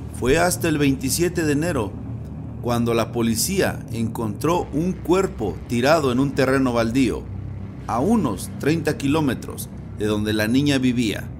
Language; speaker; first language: Spanish; native; Spanish